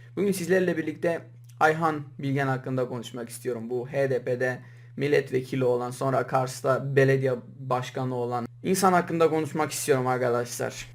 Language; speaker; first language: Turkish; native; Turkish